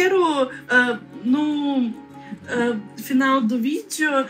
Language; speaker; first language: Portuguese; non-native, learner; Russian